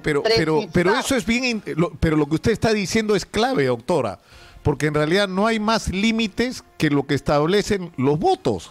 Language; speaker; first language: Spanish; native; Spanish